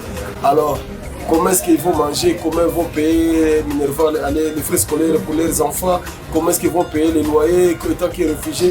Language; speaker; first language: French; non-native, local second language; Swahili